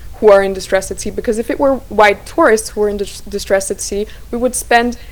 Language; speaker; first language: English; non-native, fluent; Slovak